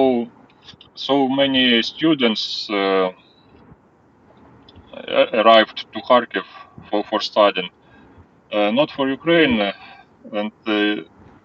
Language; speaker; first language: English; non-native, learner; Ukrainian